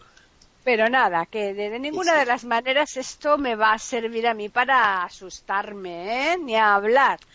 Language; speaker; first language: Spanish; native; Spanish